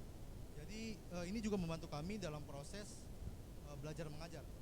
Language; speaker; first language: Indonesian; native; Indonesian